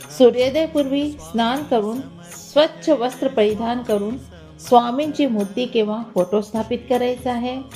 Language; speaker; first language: Marathi; non-native, local second language; Hindi